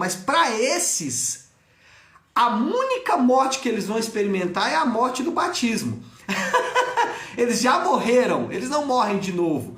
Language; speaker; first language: Portuguese; native; Portuguese